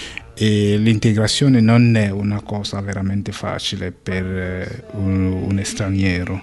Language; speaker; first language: Italian; non-native, fluent; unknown